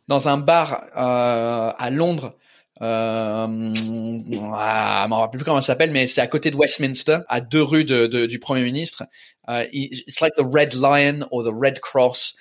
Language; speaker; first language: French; early bilingual, other home language; English